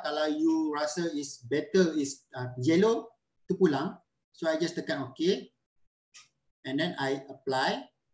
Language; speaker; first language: English; non-native, local second language; Malay